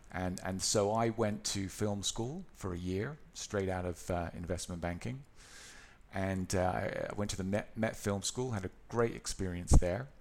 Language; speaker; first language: English; native; English